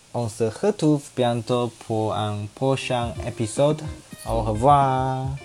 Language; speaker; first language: French; non-native, learner; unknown